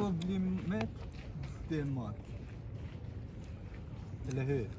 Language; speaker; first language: Swedish; early bilingual, other home language; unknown